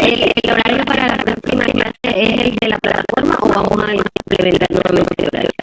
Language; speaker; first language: Spanish; native; Spanish